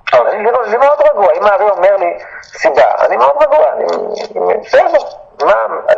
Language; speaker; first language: Hebrew; native; Hebrew